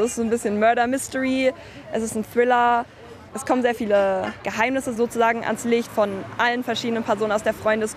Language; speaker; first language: German; native; German